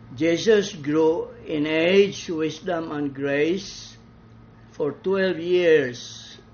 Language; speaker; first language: English; non-native, local second language; Cebuano